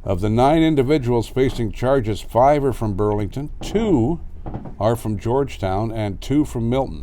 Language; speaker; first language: English; native; English